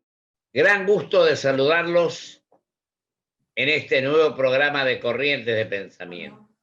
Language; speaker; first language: Spanish; native; Spanish